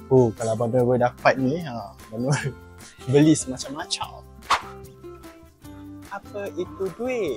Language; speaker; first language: Malay; native; Malay